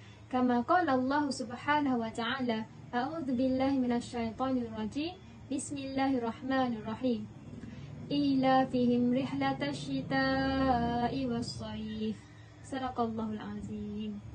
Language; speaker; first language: Arabic; non-native, learner; Malay